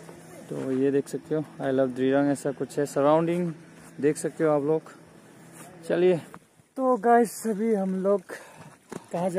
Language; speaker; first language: Hindi; non-native, local second language; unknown